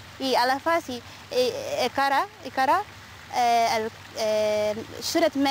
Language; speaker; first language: Arabic; non-native, learner; English